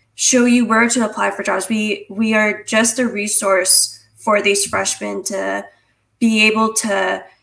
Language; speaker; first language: English; native; English